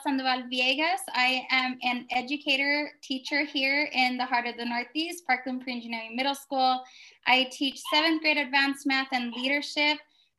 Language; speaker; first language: English; native; English